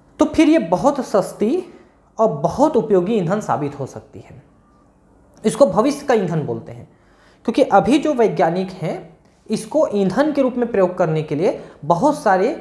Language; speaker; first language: Hindi; native; Hindi